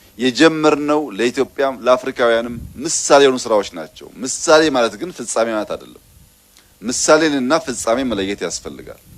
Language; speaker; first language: Amharic; non-native, local second language; Oromo